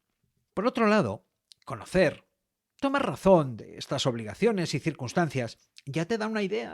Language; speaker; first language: Spanish; native; Spanish